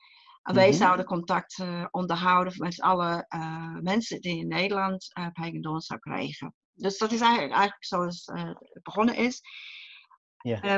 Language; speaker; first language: Dutch; non-native, fluent; English